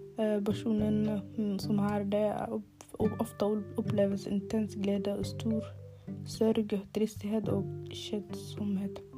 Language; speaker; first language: Norwegian; non-native, learner; Arabic